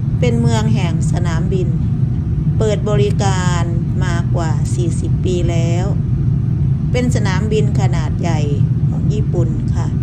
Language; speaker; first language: Thai; native; Thai